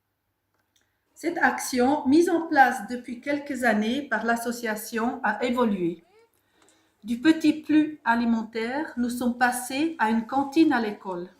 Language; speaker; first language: French; native; French